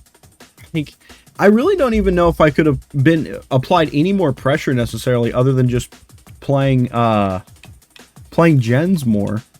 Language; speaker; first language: English; native; English